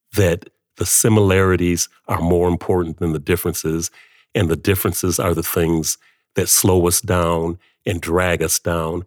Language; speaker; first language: English; native; English